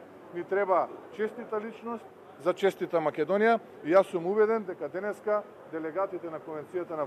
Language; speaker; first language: Macedonian; native; Macedonian